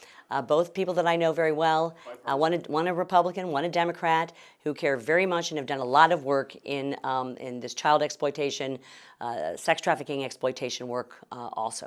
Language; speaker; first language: English; native; English